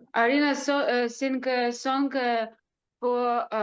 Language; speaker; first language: English; non-native, learner; Ukrainian